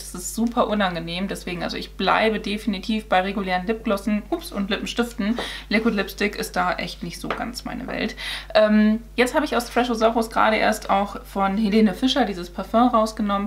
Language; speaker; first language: German; native; German